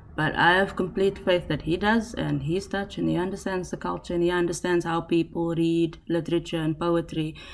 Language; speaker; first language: English; non-native, local second language; Afrikaans